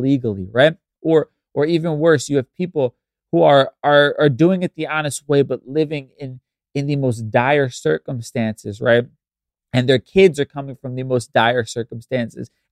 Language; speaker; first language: English; native; English